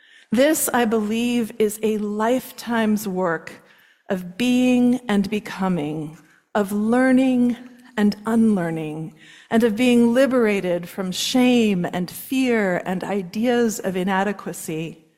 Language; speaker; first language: English; native; English